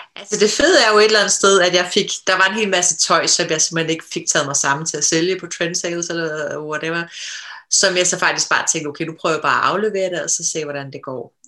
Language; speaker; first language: Danish; native; Danish